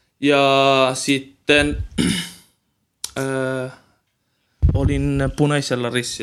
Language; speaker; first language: Finnish; non-native, learner; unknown